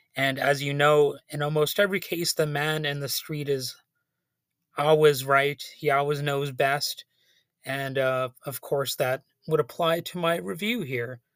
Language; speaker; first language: English; native; English